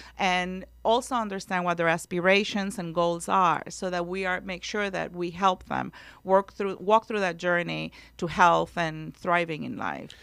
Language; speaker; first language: English; non-native, local second language; Spanish